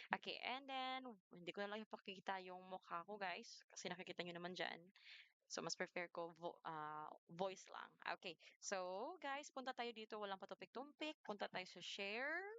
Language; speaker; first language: Filipino; non-native, local second language; Cebuano